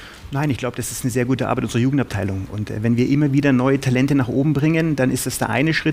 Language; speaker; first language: German; native; German